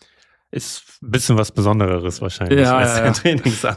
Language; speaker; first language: German; native; German